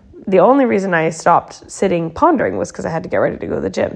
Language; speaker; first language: English; native; English